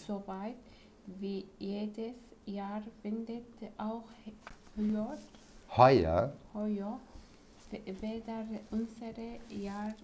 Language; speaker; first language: German; non-native, learner; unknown